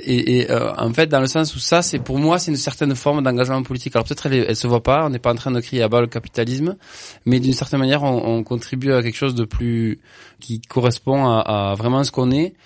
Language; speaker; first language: French; native; French